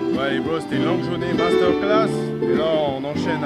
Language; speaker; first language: French; native; French